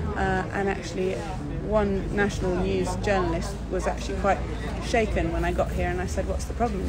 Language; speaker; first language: English; native; English